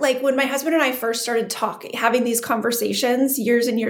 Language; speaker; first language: English; native; English